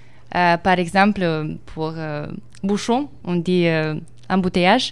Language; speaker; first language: French; non-native, learner; Romanian